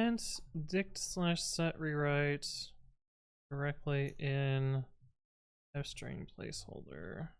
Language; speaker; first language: English; native; English